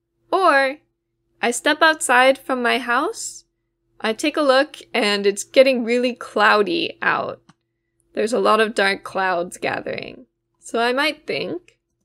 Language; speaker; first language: English; native; English